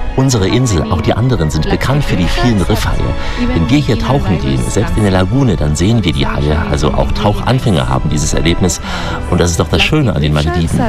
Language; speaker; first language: German; native; German